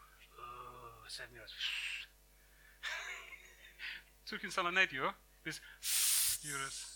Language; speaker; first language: Turkish; non-native, fluent; English